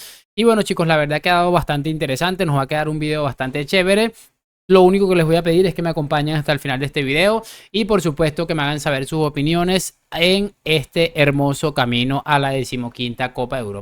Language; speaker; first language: Spanish; native; Spanish